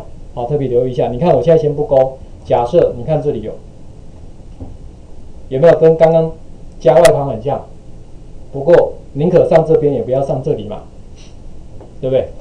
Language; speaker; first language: Chinese; native; Chinese